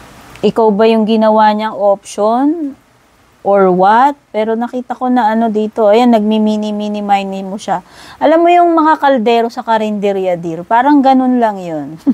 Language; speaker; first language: Filipino; native; Filipino